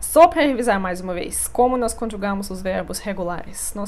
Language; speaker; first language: Portuguese; non-native, fluent; Russian